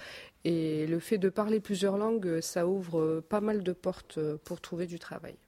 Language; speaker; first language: French; non-native, local second language; Arabic